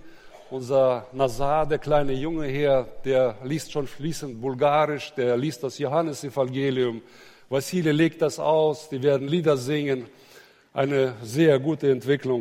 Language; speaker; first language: German; native; German